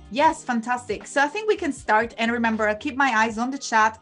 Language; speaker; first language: English; non-native, fluent; Italian